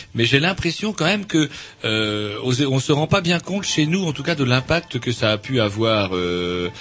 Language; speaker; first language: French; native; French